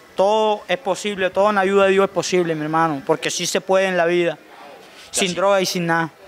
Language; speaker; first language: Spanish; native; Spanish